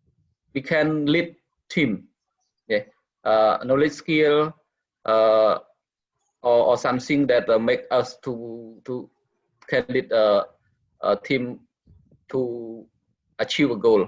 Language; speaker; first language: English; non-native, learner; Khmer